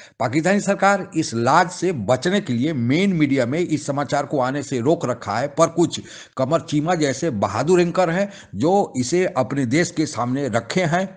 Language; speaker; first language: Hindi; native; Hindi